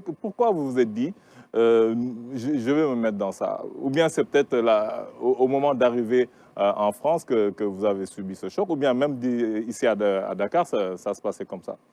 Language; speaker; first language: French; non-native, local second language; Wolof